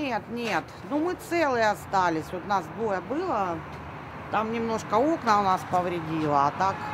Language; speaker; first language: Russian; native; Russian